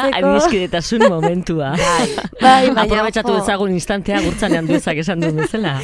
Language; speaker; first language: Basque; native; Basque